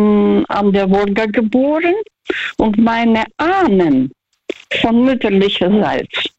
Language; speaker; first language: German; non-native, fluent; Russian